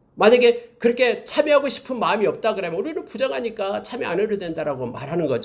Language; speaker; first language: Korean; native; Korean